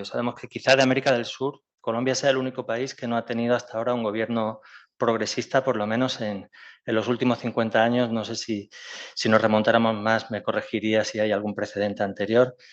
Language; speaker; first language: Spanish; native; Spanish